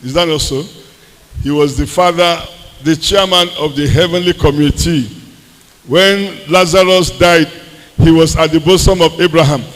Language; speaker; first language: English; non-native, local second language; Yoruba